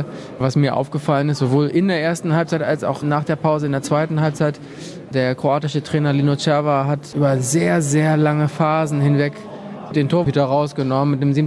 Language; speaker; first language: German; native; German